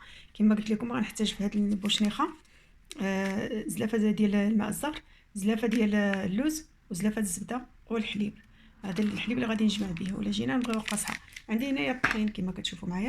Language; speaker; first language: Arabic; native; Arabic